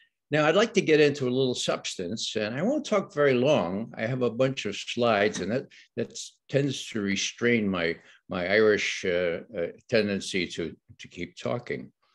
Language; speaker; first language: English; native; English